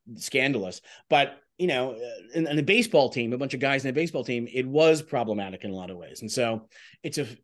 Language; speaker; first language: English; native; English